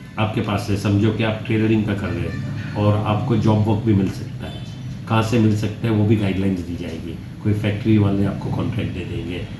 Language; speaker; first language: Hindi; non-native, local second language; Gujarati